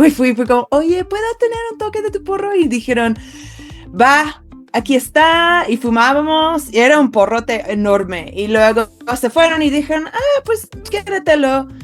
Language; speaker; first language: Spanish; non-native, fluent; English